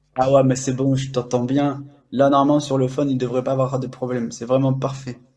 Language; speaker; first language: French; native; French